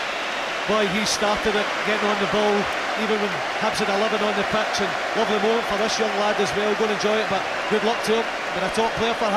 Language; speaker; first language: English; native; English